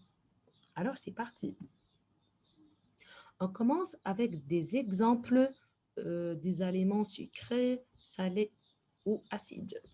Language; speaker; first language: French; non-native, fluent; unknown